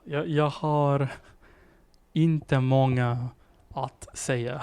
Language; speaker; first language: Swedish; non-native, learner; English